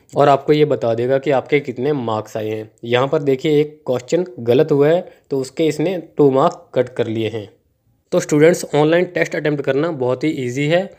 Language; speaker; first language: Hindi; non-native, local second language; Punjabi